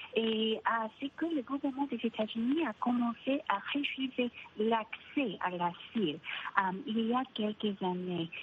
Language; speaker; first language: French; non-native, fluent; Spanish